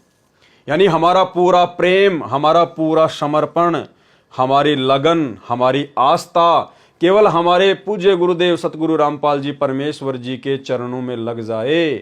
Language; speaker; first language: Hindi; native; Hindi